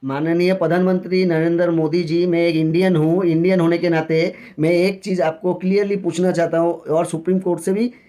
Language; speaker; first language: Hindi; non-native, local second language; Bangla